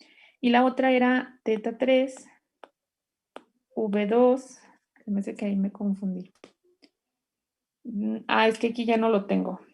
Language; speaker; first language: Spanish; native; Spanish